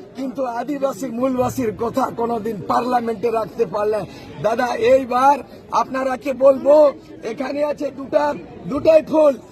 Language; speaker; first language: Bangla; non-native, local second language; Santali